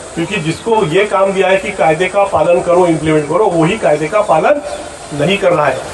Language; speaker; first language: Hindi; non-native, local second language; Marathi